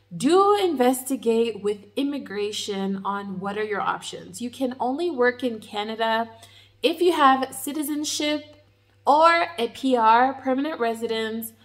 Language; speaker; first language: English; native; English